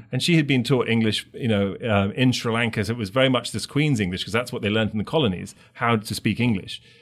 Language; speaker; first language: English; native; English